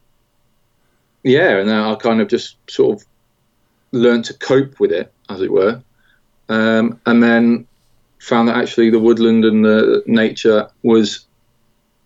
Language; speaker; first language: English; native; English